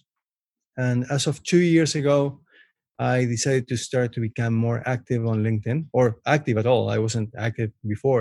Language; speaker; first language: English; non-native, fluent; Spanish